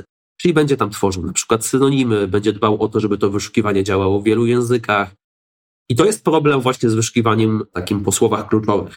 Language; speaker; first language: Polish; native; Polish